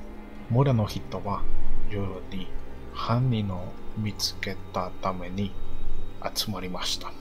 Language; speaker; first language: Japanese; non-native, learner; Spanish